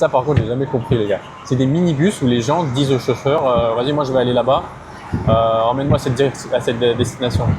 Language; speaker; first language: French; native; French